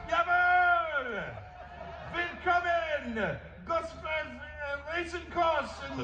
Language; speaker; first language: German; non-native, learner; English